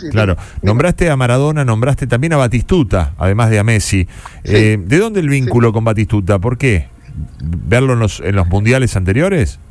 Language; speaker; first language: Spanish; native; Spanish